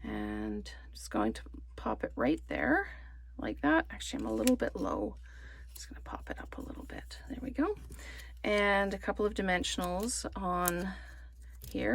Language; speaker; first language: English; native; English